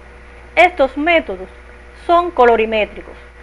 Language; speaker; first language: Spanish; native; Spanish